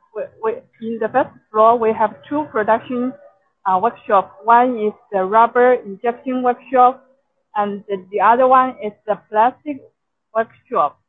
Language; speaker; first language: English; non-native, local second language; Chinese